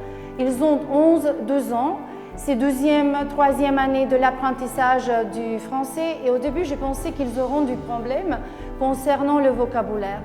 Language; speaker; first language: French; non-native, fluent; Slovenian